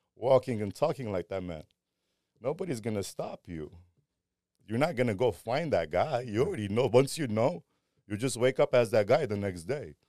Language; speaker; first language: English; early bilingual, other home language; Armenian